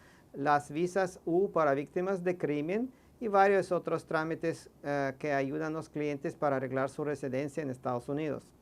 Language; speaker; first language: Spanish; non-native, fluent; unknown